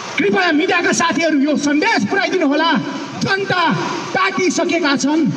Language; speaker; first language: Nepali; non-native, local second language; Newari